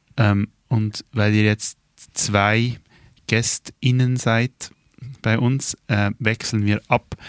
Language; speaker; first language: German; native; German